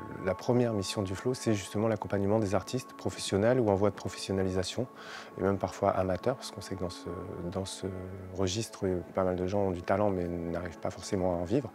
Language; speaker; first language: French; native; French